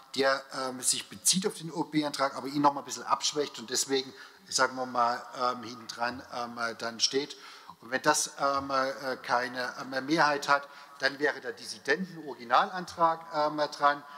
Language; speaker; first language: German; native; German